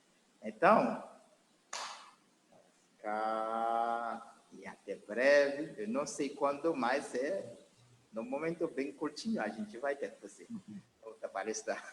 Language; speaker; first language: Portuguese; non-native, learner; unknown